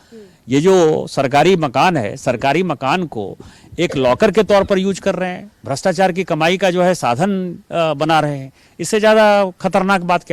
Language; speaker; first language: Hindi; native; Hindi